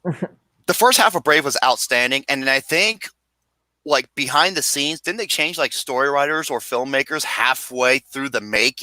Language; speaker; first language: English; native; English